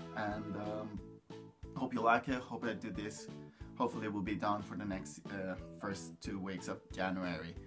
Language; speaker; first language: English; non-native, fluent; Spanish